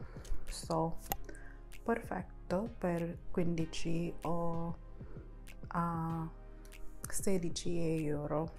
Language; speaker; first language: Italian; non-native, learner; English